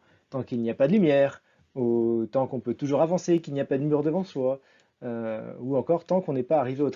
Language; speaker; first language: French; native; French